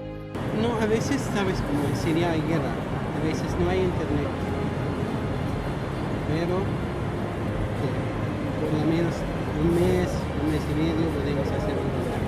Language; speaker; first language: Spanish; non-native, learner; Arabic